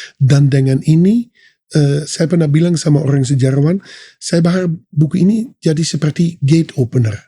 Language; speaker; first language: Indonesian; non-native, fluent; Dutch